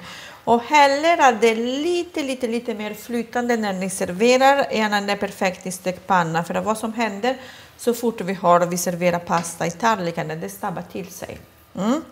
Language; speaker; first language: Swedish; non-native, fluent; Italian